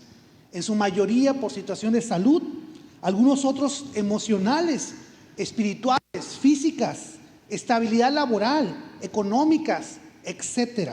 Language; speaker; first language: Spanish; native; Spanish